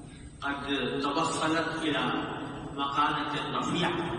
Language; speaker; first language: Arabic; non-native, fluent; Urdu